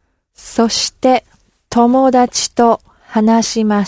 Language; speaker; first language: Japanese; non-native, learner; English